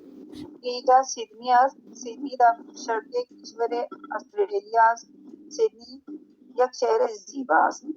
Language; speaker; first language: Persian; non-native, learner; Urdu